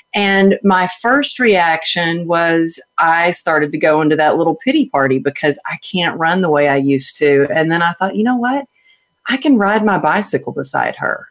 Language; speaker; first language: English; native; English